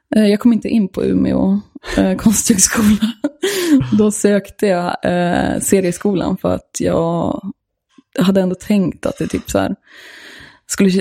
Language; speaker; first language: Swedish; native; Swedish